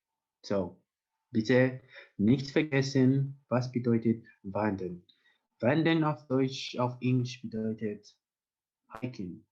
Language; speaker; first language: German; non-native, learner; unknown